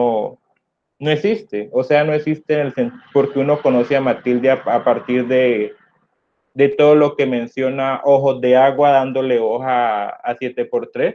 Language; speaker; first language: Spanish; native; Spanish